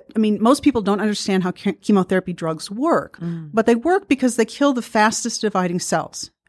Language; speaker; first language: English; native; English